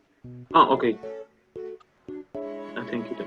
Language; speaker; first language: English; non-native, learner; Spanish